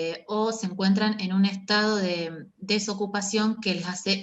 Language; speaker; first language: Spanish; native; Spanish